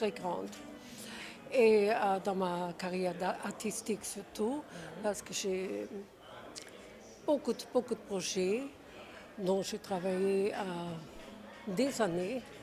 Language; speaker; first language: French; non-native, fluent; Czech